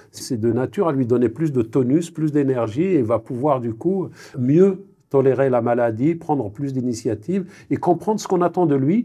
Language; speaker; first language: French; non-native, local second language; Kabyle